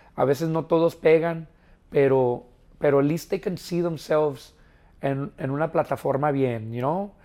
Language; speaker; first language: Spanish; early bilingual, heritage; Spanish